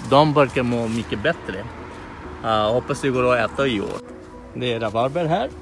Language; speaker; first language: Swedish; non-native, fluent; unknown